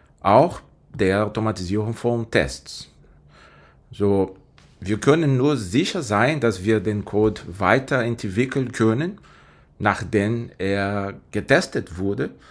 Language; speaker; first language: German; non-native, fluent; Portuguese